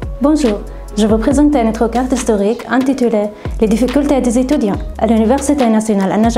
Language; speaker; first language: French; non-native, learner; Arabic